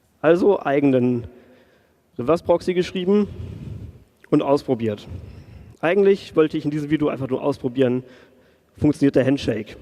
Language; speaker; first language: German; native; German